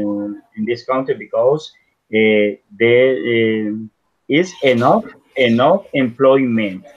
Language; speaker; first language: English; non-native, learner; Spanish